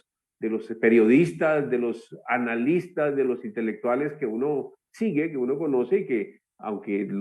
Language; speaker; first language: Spanish; native; Spanish